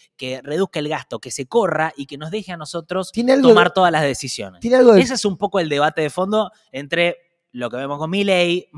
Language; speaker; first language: Spanish; native; Spanish